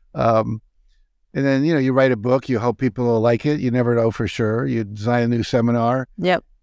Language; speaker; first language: English; native; English